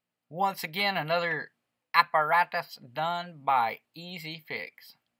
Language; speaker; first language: English; early bilingual, other home language; Spanish